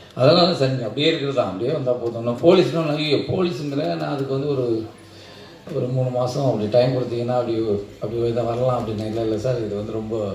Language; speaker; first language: Tamil; native; Tamil